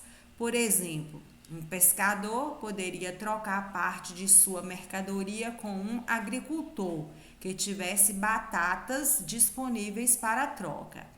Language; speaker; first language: Portuguese; native; Portuguese